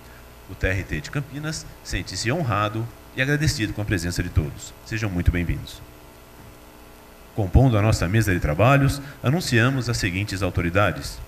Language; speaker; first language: Portuguese; native; Portuguese